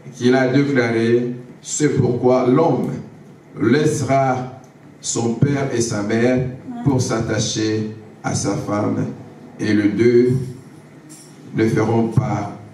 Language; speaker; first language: French; non-native, local second language; Lingala